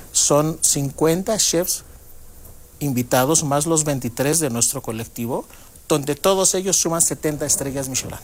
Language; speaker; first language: Spanish; non-native, fluent; Greek